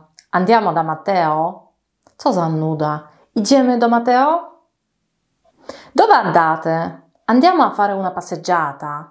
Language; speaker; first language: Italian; non-native, fluent; Polish